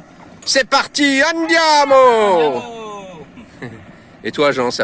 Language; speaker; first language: French; native; French